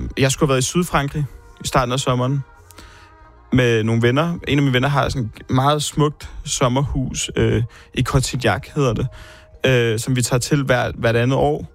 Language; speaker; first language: Danish; early bilingual, other home language; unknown